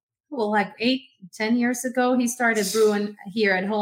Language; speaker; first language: English; non-native, local second language; Spanish